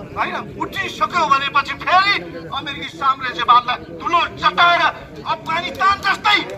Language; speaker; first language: Nepali; native; Nepali